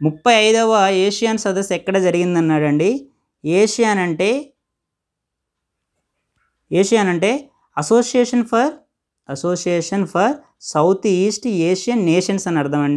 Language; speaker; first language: Telugu; native; Telugu